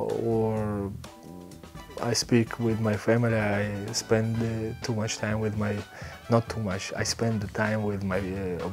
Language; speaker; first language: English; non-native, learner; Belarusian